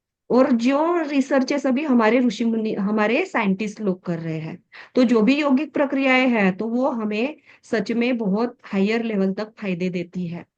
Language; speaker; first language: Hindi; native; Hindi